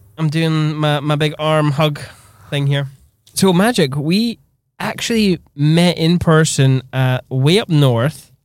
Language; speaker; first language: English; native; English